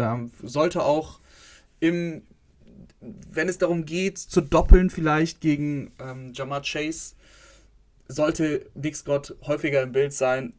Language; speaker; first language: German; native; German